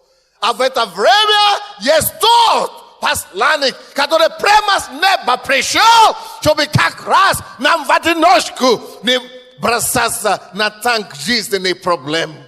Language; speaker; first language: Russian; non-native, fluent; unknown